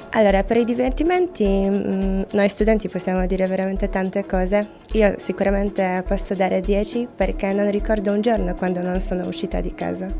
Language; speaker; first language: Italian; non-native, fluent; Polish